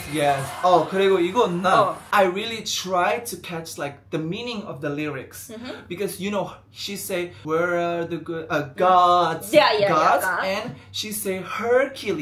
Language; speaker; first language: English; non-native, fluent; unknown